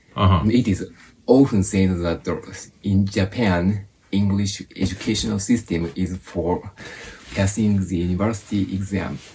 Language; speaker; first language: English; non-native, fluent; Japanese